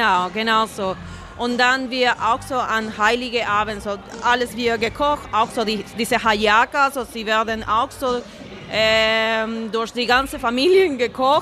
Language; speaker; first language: German; non-native, fluent; Spanish